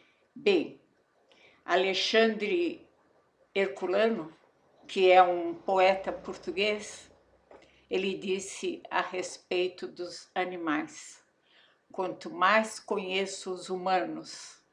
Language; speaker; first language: Portuguese; native; Portuguese